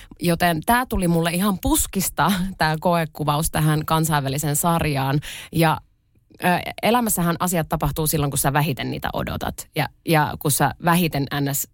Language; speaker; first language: Finnish; early bilingual, other home language; Russian